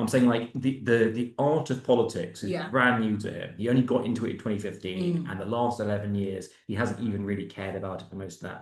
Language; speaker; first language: English; native; English